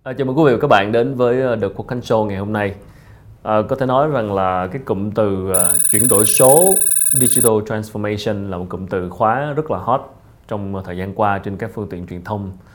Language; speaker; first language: Vietnamese; native; Vietnamese